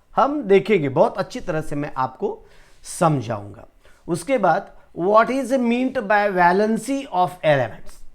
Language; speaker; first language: Hindi; non-native, local second language; Marathi